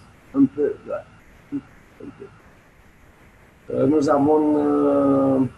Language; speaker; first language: French; non-native, learner; Romanian